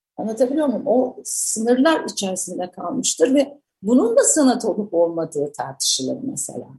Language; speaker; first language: Turkish; native; Turkish